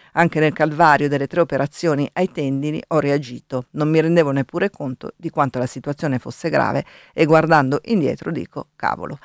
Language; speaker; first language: Italian; native; Italian